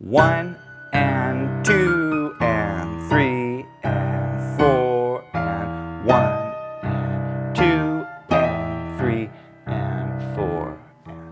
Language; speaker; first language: English; native; English